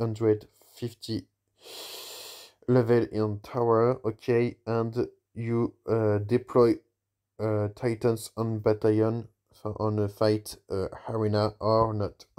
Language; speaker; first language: English; non-native, learner; French